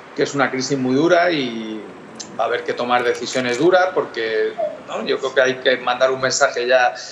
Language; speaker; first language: Spanish; native; Spanish